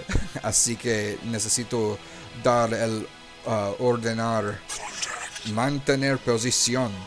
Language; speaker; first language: Spanish; non-native, learner; English